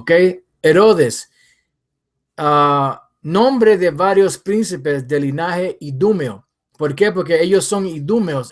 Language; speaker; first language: Spanish; early bilingual, heritage; English